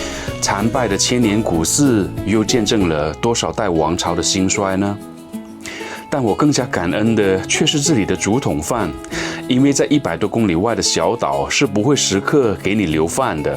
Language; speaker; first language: Chinese; native; Chinese